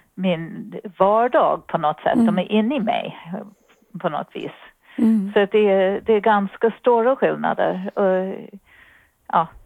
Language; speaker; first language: Swedish; non-native, fluent; English